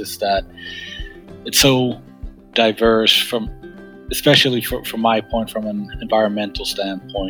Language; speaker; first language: English; non-native, fluent; Swedish